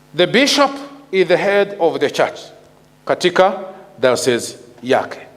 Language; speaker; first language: English; non-native, local second language; Kikuyu